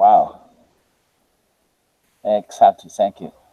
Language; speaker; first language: English; non-native, learner; Spanish